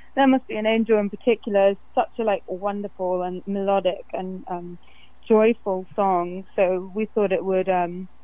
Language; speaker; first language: English; native; English